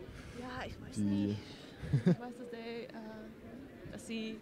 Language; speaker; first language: German; non-native, learner; Dutch